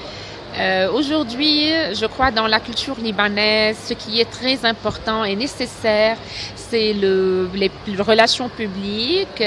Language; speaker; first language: French; non-native, local second language; Arabic